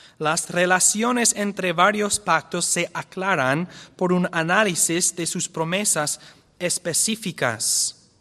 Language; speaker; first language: Spanish; non-native, fluent; English